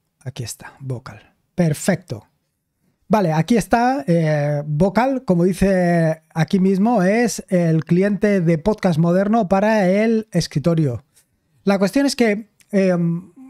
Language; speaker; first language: Spanish; native; Spanish